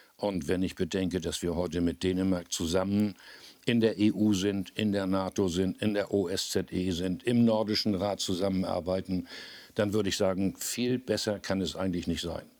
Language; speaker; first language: German; native; German